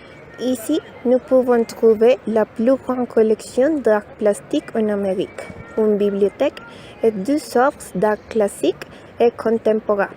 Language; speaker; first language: French; non-native, learner; Spanish